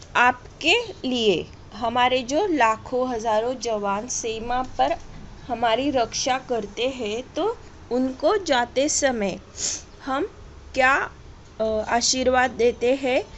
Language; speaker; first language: Hindi; non-native, local second language; Marathi